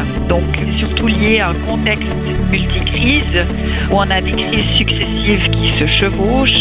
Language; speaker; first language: French; native; French